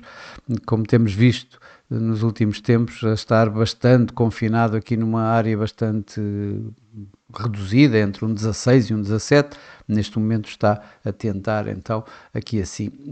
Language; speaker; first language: Portuguese; native; Portuguese